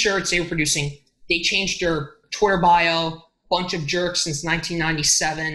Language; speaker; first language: English; native; English